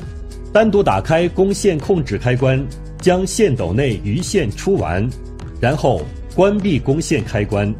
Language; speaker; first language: Chinese; native; Chinese